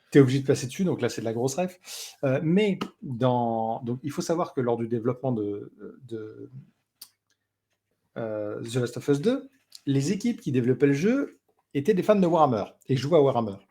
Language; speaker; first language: French; native; French